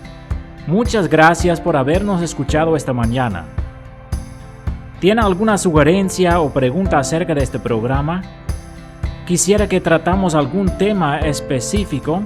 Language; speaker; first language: Spanish; native; Spanish